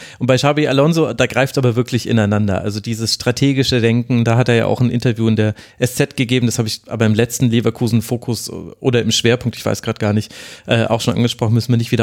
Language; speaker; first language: German; native; German